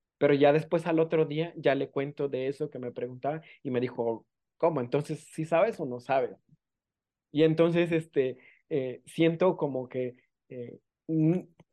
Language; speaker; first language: Spanish; non-native, local second language; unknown